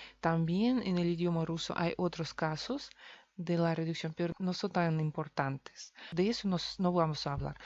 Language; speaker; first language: Spanish; non-native, fluent; Russian